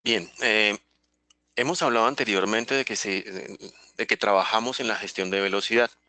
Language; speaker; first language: Spanish; native; Spanish